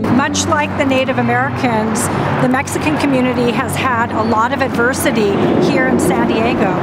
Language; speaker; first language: English; native; English